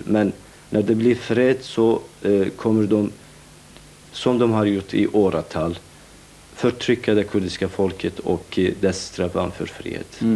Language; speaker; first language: Swedish; non-native, fluent; Kurdish